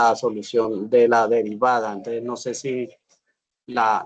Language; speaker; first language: Spanish; native; Spanish